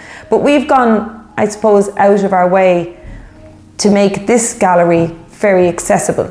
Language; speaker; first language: English; native; English